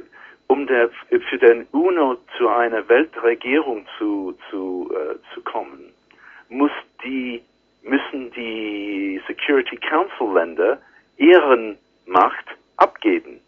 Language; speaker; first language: German; non-native, learner; English